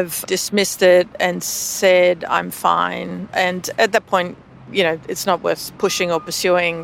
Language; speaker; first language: English; native; English